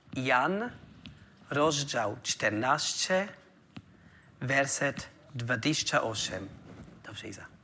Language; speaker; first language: Polish; non-native, learner; German